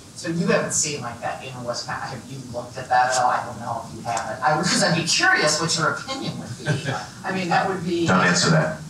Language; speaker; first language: English; native; English